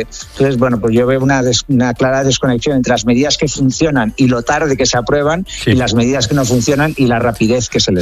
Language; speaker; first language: Spanish; native; Spanish